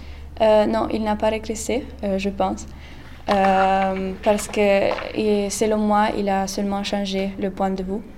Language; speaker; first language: French; non-native, learner; Italian